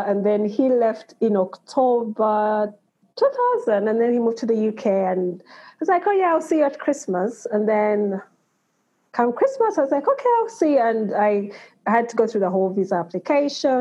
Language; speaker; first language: English; non-native, local second language; Ganda